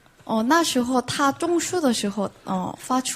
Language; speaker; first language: Chinese; non-native, fluent; Korean